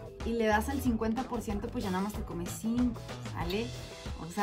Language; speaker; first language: Spanish; native; Spanish